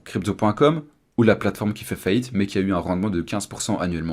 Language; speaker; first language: French; native; French